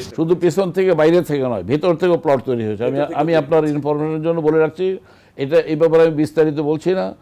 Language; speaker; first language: Bangla; native; Bangla